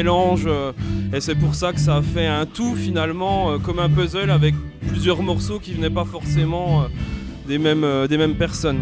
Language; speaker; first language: French; native; French